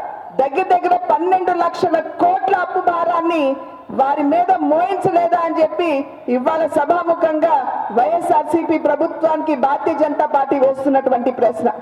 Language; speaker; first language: Telugu; native; Telugu